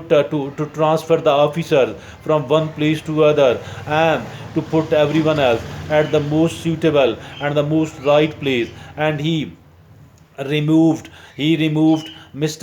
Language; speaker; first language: English; non-native, local second language; Urdu